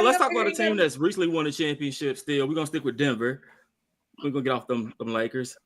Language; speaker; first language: English; native; English